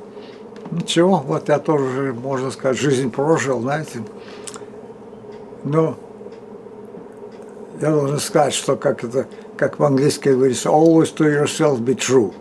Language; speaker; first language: Russian; early bilingual, heritage; Russian